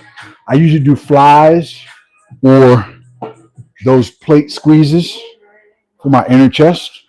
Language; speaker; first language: English; native; English